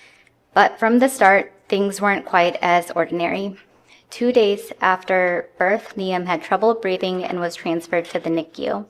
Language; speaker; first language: English; native; English